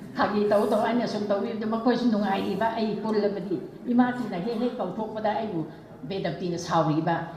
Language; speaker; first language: Manipuri; non-native, local second language; Rongmei Naga